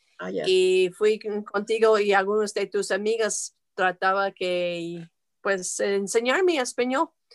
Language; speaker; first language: Spanish; non-native, fluent; English